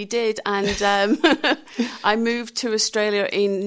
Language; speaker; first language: English; native; English